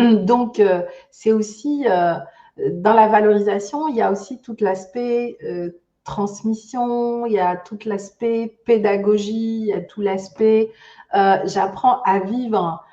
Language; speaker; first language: French; native; French